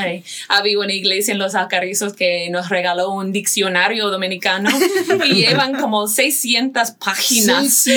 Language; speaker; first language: Spanish; non-native, fluent; English